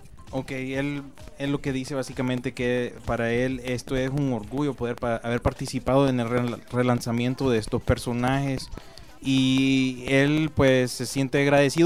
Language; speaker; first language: Spanish; native; Spanish